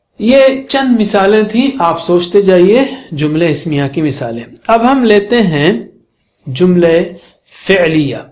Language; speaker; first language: Urdu; native; Urdu